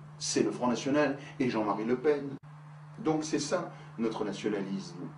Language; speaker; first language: French; native; French